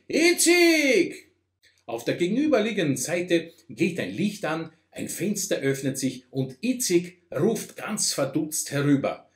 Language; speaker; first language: German; non-native, fluent; Russian